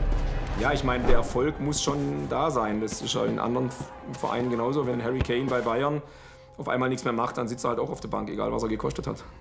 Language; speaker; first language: German; native; German